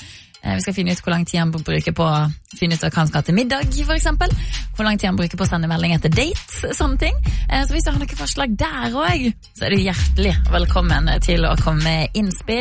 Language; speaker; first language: Norwegian; native; Norwegian